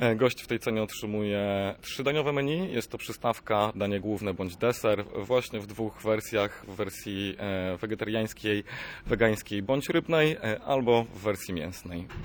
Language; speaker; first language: Polish; native; Polish